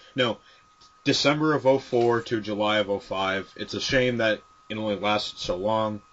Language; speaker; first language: English; native; English